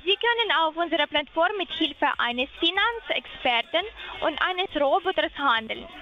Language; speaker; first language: German; non-native, learner; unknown